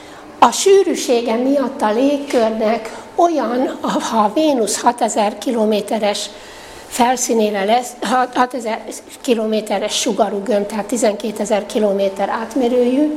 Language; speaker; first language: Hungarian; native; Hungarian